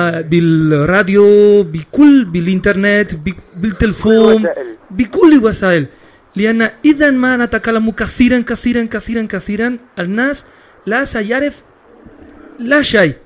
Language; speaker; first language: Arabic; non-native, learner; Spanish